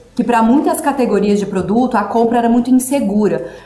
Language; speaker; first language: Portuguese; native; Portuguese